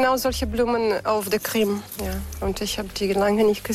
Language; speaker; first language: German; non-native, fluent; Russian